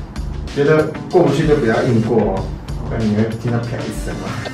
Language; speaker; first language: Chinese; native; Chinese